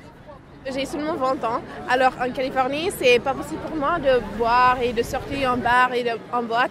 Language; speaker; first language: French; non-native, fluent; English